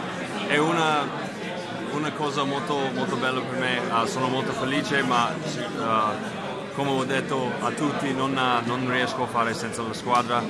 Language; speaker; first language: Italian; non-native, fluent; English